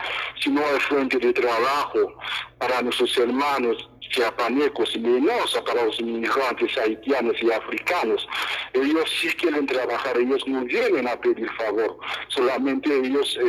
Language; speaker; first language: Spanish; non-native, fluent; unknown